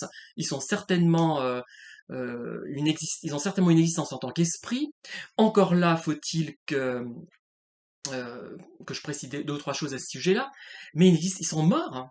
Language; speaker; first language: French; native; French